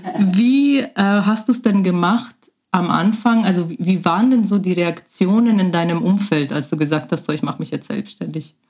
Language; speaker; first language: German; native; German